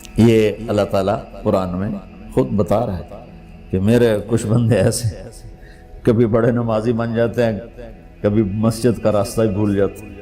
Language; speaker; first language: Urdu; non-native, local second language; Punjabi